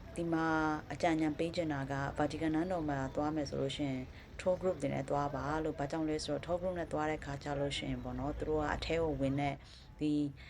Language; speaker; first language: Burmese; non-native, local second language; Kachin